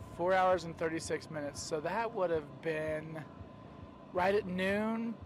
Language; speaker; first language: English; native; English